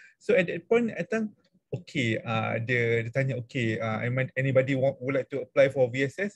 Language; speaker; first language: English; non-native, local second language; Malay